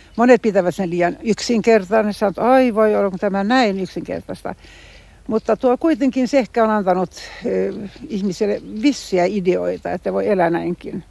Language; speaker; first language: Finnish; non-native, local second language; Swedish